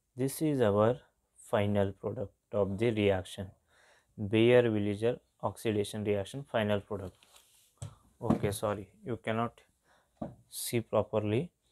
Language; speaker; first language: English; non-native, local second language; Kannada